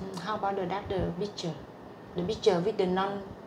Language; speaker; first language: English; non-native, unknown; Vietnamese